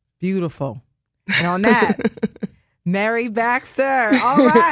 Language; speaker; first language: English; native; English